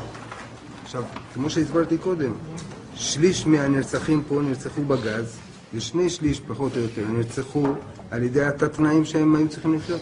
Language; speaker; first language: Hebrew; native; Hebrew